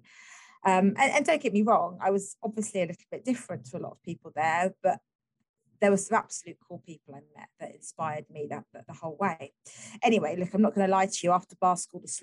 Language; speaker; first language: English; native; English